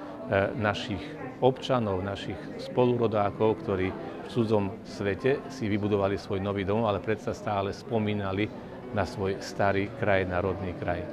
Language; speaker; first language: Slovak; native; Slovak